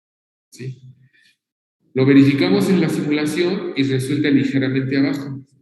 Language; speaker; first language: Spanish; native; Spanish